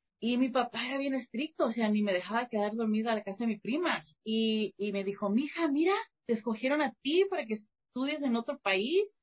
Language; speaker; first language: Spanish; early bilingual, heritage; Spanish